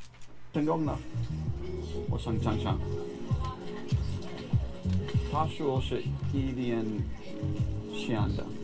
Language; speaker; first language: Chinese; non-native, learner; English